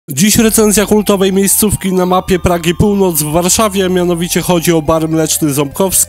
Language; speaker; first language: Polish; native; Polish